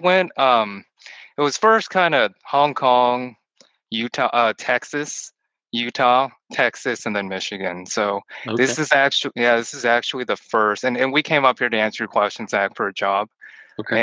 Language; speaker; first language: English; early bilingual, other home language; Chinese